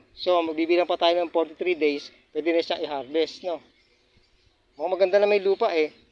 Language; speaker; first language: Filipino; native; Filipino